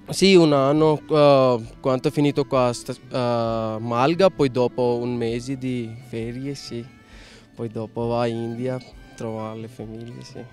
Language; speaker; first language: Italian; non-native, learner; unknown